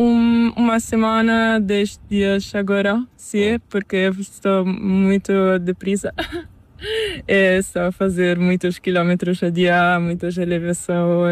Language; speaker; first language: Spanish; non-native, learner; Italian